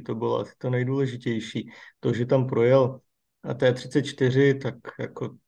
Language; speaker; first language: Czech; native; Czech